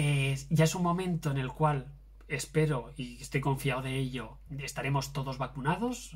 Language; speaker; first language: Spanish; native; Spanish